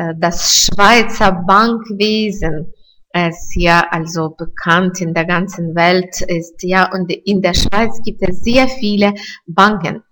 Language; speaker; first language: German; non-native, fluent; Russian